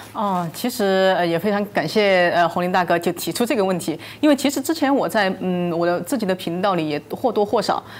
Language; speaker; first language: Chinese; native; Chinese